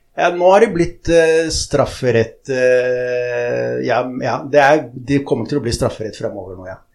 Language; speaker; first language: Norwegian; early bilingual, other home language; Arabic